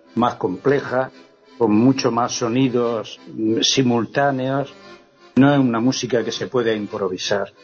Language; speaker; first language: Spanish; native; Spanish